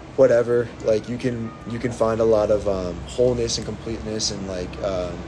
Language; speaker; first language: English; native; English